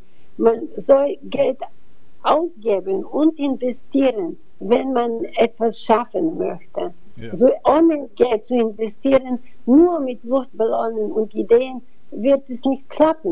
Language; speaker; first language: German; non-native, fluent; Bulgarian